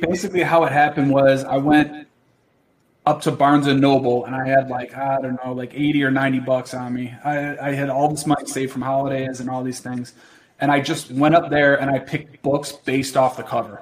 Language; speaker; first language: English; native; English